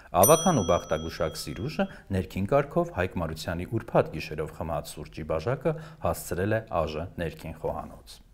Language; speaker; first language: Armenian; native; Armenian